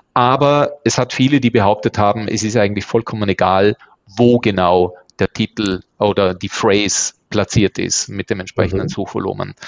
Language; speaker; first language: German; native; German